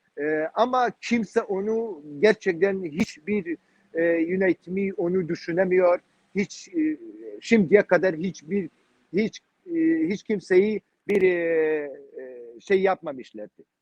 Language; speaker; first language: Turkish; non-native, learner; Kurdish